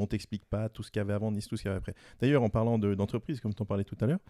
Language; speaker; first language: French; native; French